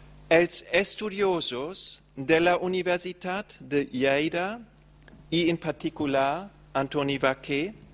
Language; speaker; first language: Catalan; non-native, learner; German